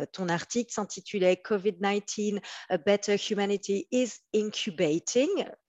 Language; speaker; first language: French; native; French